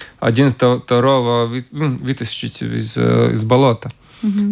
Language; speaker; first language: Russian; non-native, local second language; Latvian